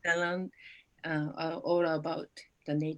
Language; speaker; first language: English; non-native, learner; Japanese